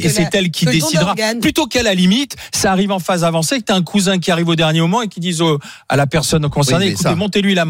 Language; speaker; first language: French; native; French